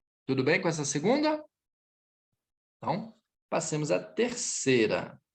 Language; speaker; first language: Portuguese; native; Portuguese